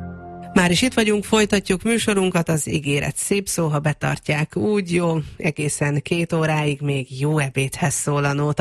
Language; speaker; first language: Hungarian; native; Hungarian